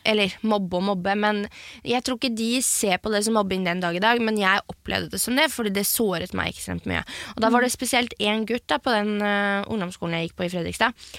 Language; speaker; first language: Norwegian; early bilingual, other home language; French